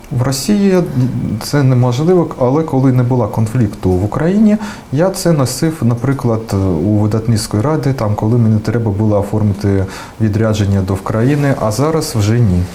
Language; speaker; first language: Ukrainian; early bilingual, heritage; Russian